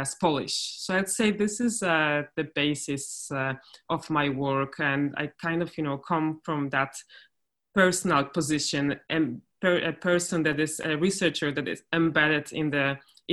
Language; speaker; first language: English; non-native, fluent; Polish